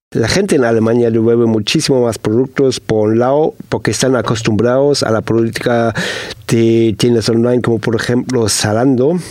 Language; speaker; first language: Spanish; non-native, fluent; German